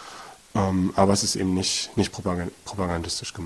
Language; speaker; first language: German; native; German